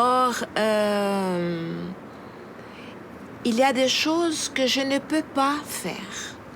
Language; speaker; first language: French; non-native, fluent; Portuguese